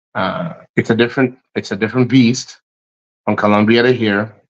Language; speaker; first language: English; native; English